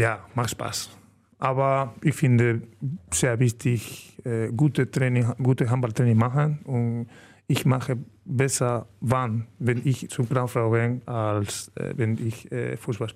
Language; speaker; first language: German; non-native, learner; Spanish